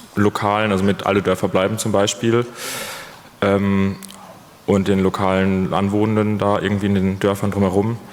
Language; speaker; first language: German; native; German